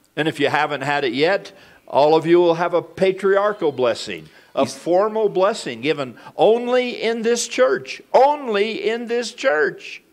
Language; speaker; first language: English; native; English